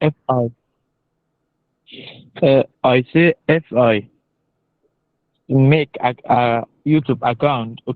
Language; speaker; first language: English; non-native, learner; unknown